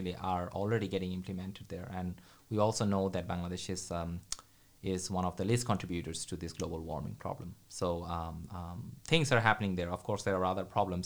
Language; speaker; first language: English; non-native, local second language; Bangla